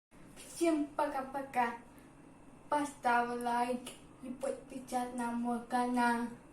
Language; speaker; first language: Russian; early bilingual, other home language; Tajik